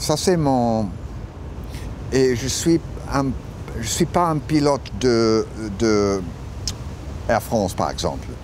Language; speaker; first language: French; non-native, learner; English